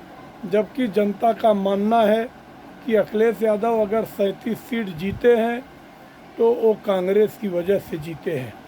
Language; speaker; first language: Hindi; native; Hindi